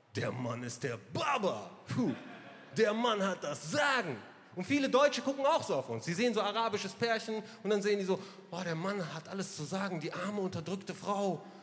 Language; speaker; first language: German; early bilingual, other home language; Arabic